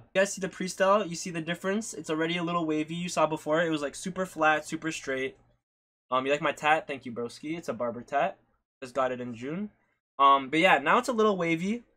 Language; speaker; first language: English; native; English